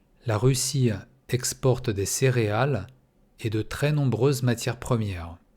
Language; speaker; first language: French; non-native, fluent; Russian